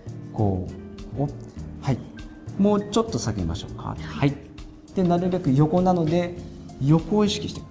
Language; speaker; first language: Japanese; native; Japanese